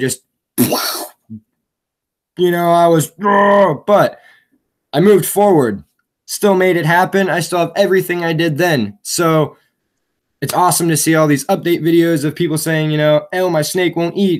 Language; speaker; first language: English; native; English